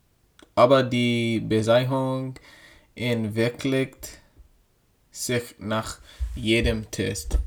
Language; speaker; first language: German; non-native, learner; English